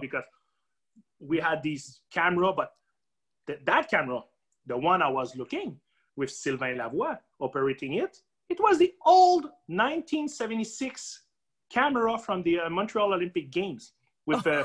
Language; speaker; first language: English; native; English